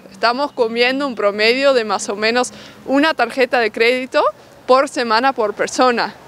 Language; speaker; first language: Spanish; non-native, fluent; Dutch